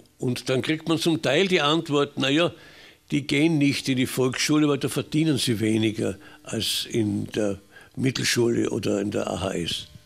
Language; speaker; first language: German; native; German